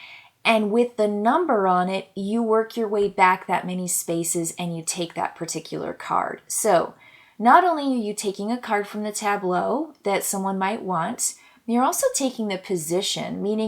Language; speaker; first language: English; native; English